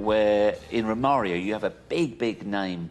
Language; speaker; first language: English; native; English